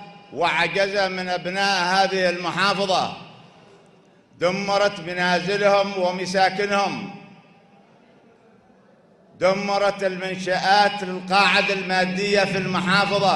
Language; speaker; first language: Arabic; native; Arabic